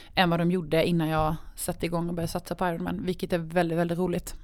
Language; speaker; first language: Swedish; native; Swedish